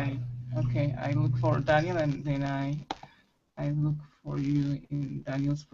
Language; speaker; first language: English; non-native, learner; Spanish